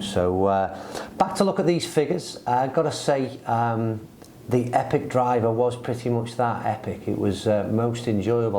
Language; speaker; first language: English; native; English